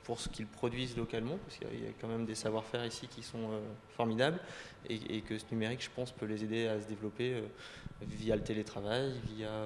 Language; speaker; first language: French; native; French